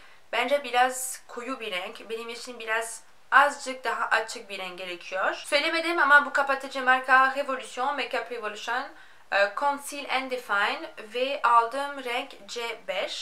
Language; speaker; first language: Turkish; non-native, fluent; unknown